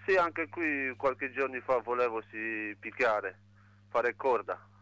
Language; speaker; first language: Italian; non-native, learner; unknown